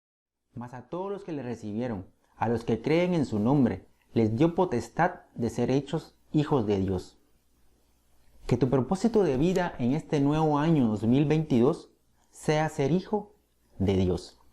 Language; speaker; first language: Spanish; native; Spanish